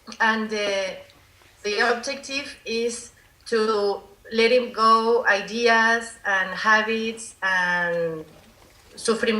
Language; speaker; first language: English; non-native, learner; Spanish